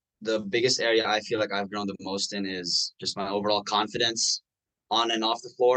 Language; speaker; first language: English; non-native, local second language; Filipino